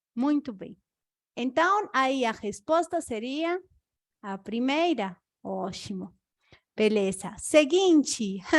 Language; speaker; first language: Portuguese; non-native, fluent; Spanish